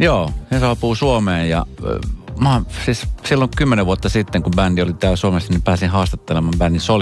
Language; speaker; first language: Finnish; native; Finnish